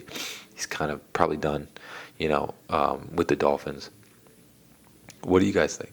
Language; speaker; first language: English; native; English